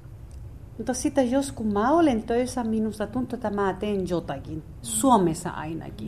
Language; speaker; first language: Finnish; non-native, fluent; Spanish